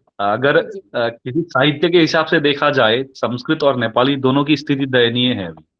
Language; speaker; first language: Hindi; non-native, local second language; Nepali